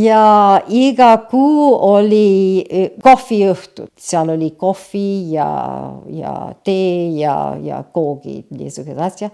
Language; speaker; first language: Estonian; early bilingual, heritage; Estonian